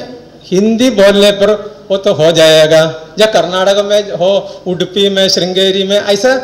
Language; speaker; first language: Hindi; non-native, local second language; Malayalam